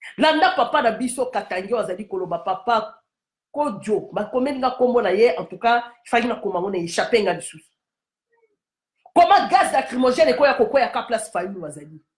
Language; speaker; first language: Lingala; non-native, local second language; Kituba (Democratic Republic of Congo)